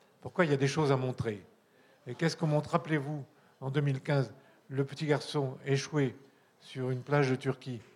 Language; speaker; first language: French; native; French